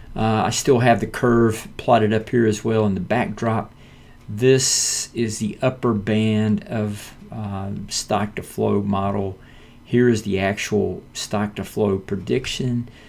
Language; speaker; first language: English; native; English